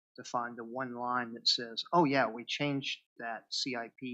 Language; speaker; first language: English; native; English